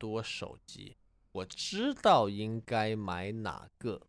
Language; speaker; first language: Chinese; non-native, learner; English